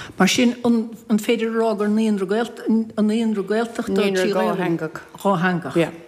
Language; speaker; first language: Irish; native; Irish